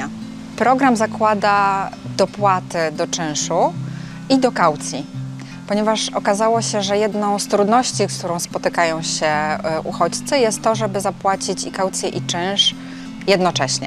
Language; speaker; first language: Polish; native; Polish